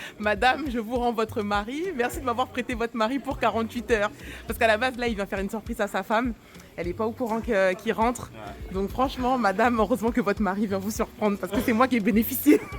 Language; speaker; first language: French; native; French